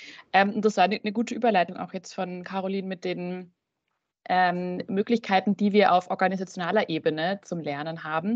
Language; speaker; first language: German; native; German